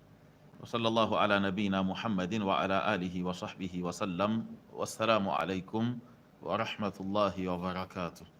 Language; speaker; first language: Arabic; non-native, fluent; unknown